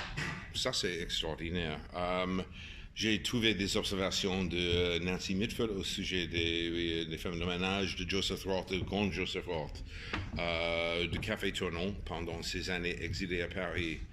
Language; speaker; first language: French; non-native, fluent; English